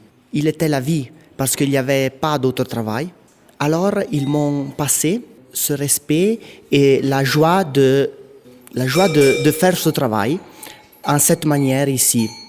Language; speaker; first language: French; non-native, local second language; Italian